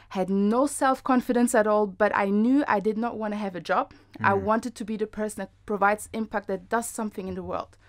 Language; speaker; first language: English; non-native, fluent; German